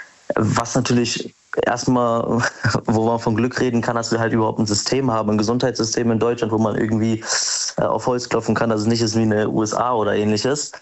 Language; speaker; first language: German; native; German